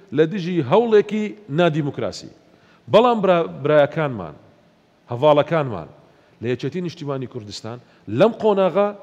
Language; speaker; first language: Central Kurdish; non-native, local second language; Assyrian Neo-Aramaic